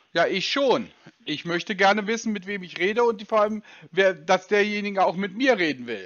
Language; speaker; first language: German; native; German